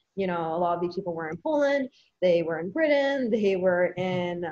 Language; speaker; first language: English; native; English